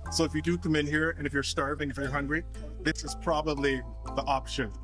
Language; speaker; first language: English; native; English